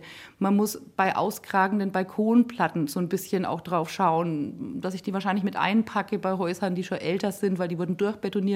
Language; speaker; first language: German; native; German